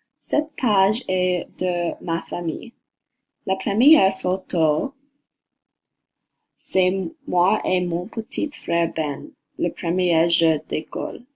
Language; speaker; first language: French; non-native, learner; English